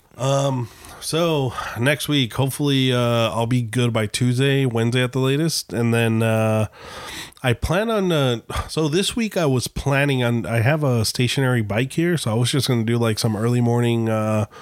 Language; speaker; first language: English; native; English